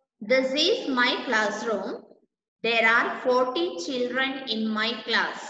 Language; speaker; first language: English; non-native, local second language; Malayalam